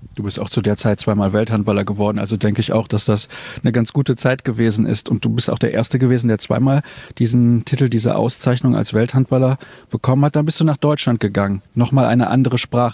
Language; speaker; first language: German; native; German